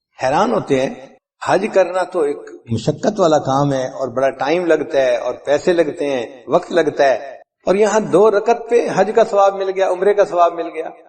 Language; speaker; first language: Urdu; non-native, local second language; Punjabi